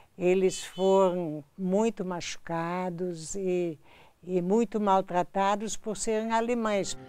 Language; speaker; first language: Portuguese; non-native, local second language; German